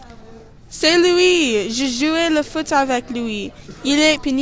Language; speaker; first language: French; non-native, learner; English